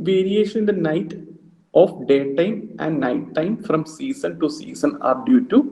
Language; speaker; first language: English; non-native, local second language; Malayalam